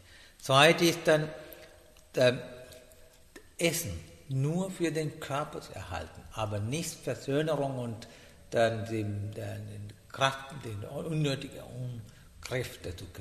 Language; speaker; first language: German; non-native, learner; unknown